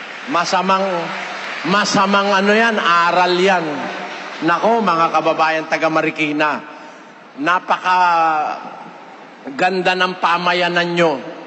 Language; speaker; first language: Filipino; native; Filipino